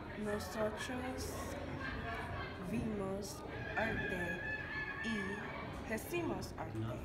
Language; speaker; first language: Spanish; non-native, learner; English